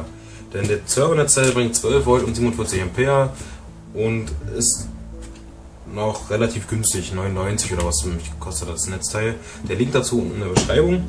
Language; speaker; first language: German; native; German